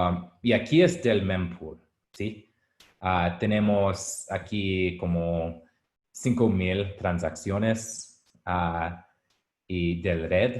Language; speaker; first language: Spanish; non-native, learner; English